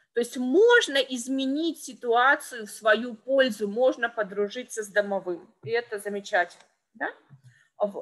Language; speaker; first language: Russian; native; Russian